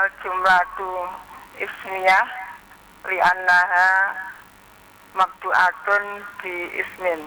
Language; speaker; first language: Arabic; non-native, learner; Indonesian